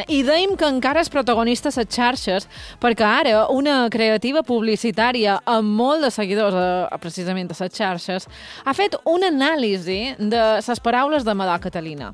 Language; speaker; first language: Catalan; native; Catalan